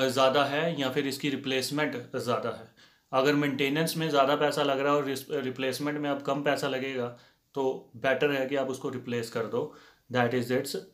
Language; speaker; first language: Hindi; native; Hindi